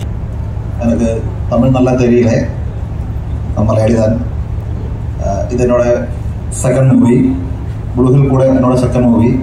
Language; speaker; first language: Tamil; non-native, learner; Malayalam